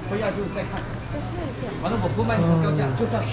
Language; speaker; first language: Chinese; native; Chinese